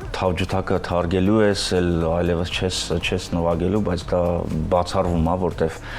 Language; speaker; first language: Armenian; early bilingual, heritage; Armenian